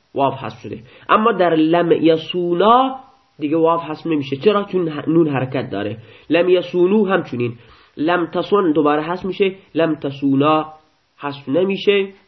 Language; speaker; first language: Persian; non-native, local second language; Baluchi